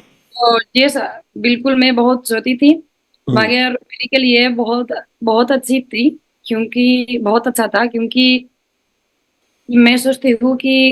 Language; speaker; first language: Hindi; non-native, learner; Spanish